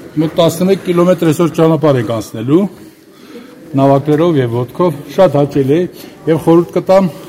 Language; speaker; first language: Armenian; early bilingual, heritage; Armenian